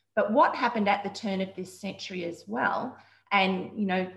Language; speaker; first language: English; native; English